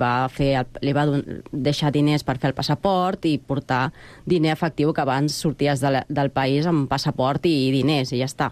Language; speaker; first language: Catalan; non-native, fluent; Spanish